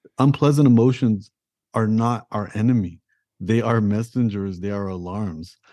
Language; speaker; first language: English; early bilingual, other home language; Punjabi